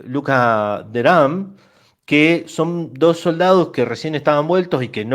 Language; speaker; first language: Spanish; native; Spanish